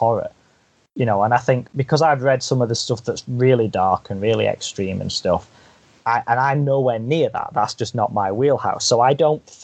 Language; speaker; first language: English; native; English